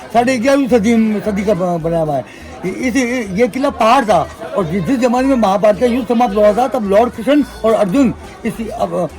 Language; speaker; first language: Hindi; native; Hindi